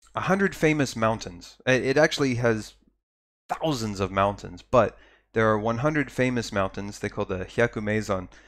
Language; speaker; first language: English; native; English